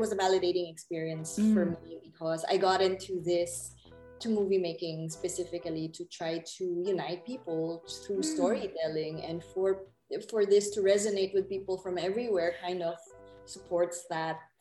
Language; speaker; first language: English; non-native, local second language; Filipino